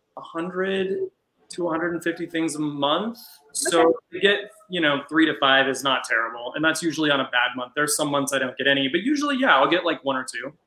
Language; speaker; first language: English; native; English